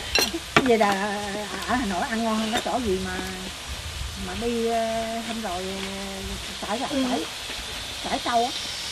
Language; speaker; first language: Vietnamese; native; Vietnamese